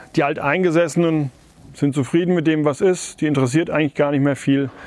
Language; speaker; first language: German; native; German